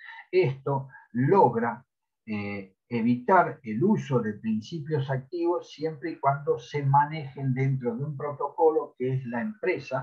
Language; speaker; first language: Spanish; native; Spanish